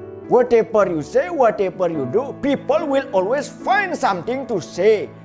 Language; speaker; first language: English; non-native, learner; Balinese